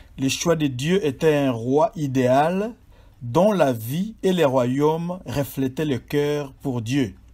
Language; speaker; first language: French; non-native, local second language; Swahili